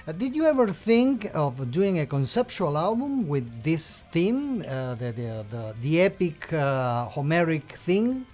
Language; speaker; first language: English; non-native, fluent; Spanish